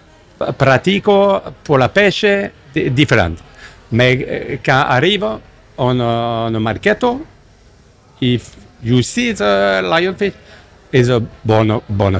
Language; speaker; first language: Italian; non-native, learner; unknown